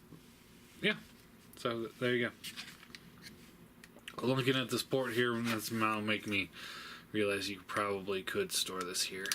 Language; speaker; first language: English; native; English